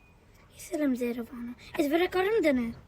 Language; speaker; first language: Armenian; early bilingual, heritage; Armenian